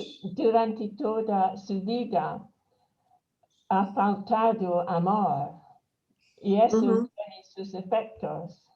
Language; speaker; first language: Spanish; non-native, fluent; English